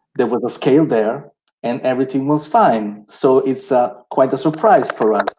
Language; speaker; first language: English; non-native, fluent; Italian